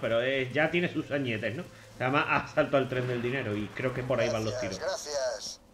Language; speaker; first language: Spanish; native; Spanish